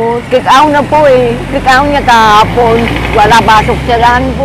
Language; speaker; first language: Filipino; non-native, learner; Vietnamese